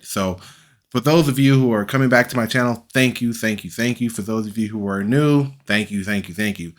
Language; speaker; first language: English; native; English